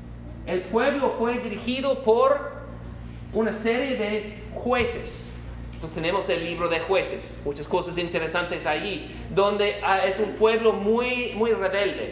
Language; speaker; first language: Spanish; non-native, fluent; English